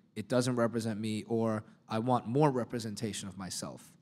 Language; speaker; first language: English; native; English